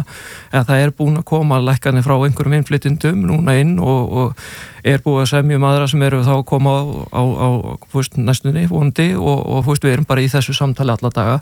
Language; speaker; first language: Icelandic; native; Icelandic